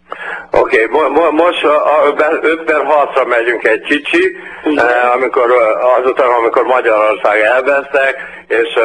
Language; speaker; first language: Hungarian; early bilingual, heritage; Portuguese